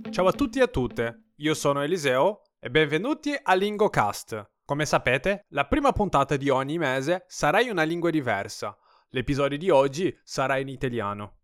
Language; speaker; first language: Italian; non-native, fluent; Portuguese